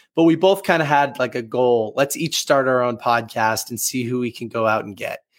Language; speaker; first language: English; native; English